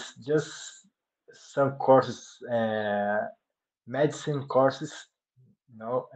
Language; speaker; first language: English; non-native, learner; Portuguese